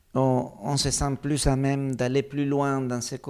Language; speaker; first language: French; non-native, fluent; Spanish